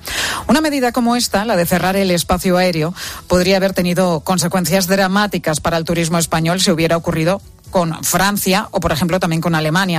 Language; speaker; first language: Spanish; native; Spanish